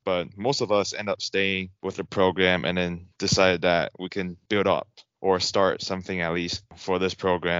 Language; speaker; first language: English; non-native, fluent; Chinese